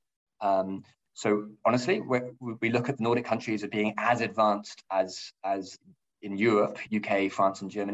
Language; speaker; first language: English; native; English